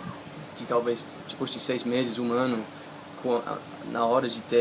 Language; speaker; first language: Portuguese; non-native, fluent; English